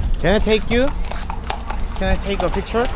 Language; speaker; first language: English; non-native, learner; Korean